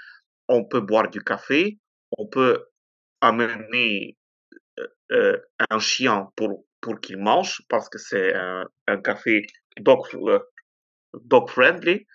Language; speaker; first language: French; non-native, fluent; Ukrainian